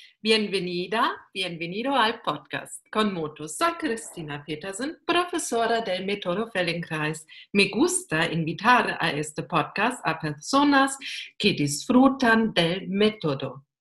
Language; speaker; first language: Spanish; non-native, learner; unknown